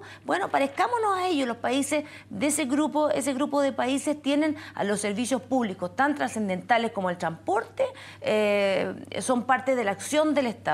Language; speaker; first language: Spanish; native; Spanish